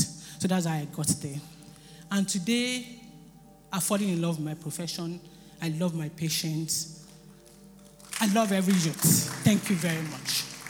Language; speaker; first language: English; non-native, local second language; Yoruba